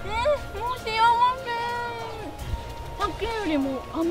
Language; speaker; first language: Japanese; native; Japanese